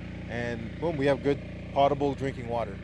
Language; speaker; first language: English; native; English